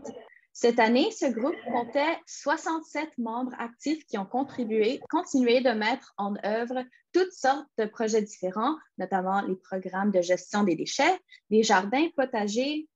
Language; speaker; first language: French; native; French